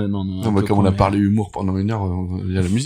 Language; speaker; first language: French; native; French